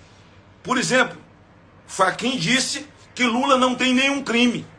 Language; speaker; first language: Portuguese; native; Portuguese